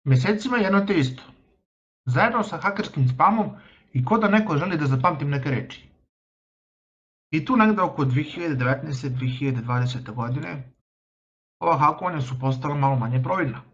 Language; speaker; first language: Bosnian; native; Bosnian